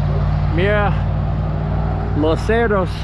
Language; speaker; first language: Spanish; non-native, fluent; English